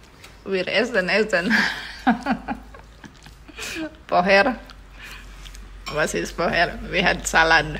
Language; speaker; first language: German; non-native, learner; Indonesian